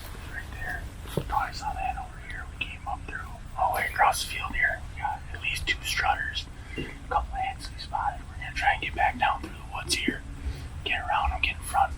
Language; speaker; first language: English; native; English